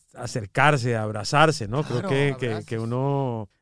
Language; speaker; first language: Spanish; native; Spanish